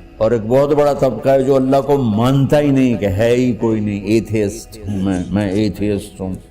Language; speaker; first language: Urdu; non-native, local second language; Punjabi